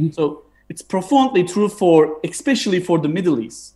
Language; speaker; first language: English; non-native, fluent; Turkish